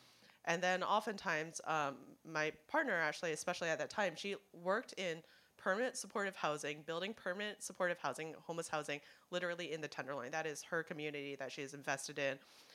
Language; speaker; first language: English; non-native, local second language; Cantonese